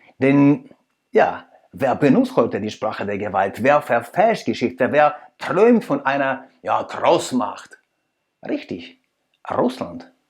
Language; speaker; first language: German; non-native, fluent; Russian